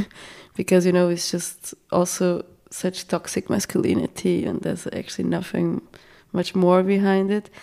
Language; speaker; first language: English; non-native, fluent; Portuguese